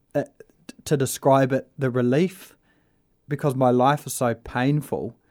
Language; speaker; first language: English; native; English